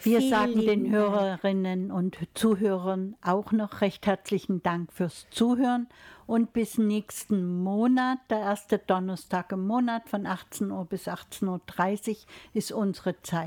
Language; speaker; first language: German; native; German